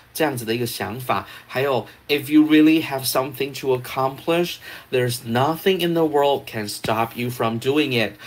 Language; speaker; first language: English; non-native, fluent; Chinese